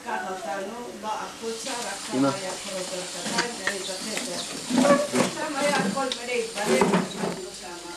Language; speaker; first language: Hebrew; non-native, fluent; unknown